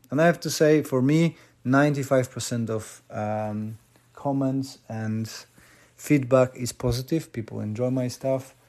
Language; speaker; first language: English; non-native, fluent; Polish